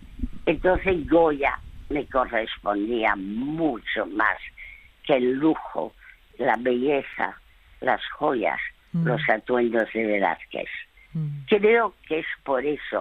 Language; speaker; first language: Spanish; early bilingual, other home language; French